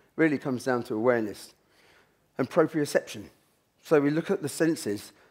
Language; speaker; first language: English; native; English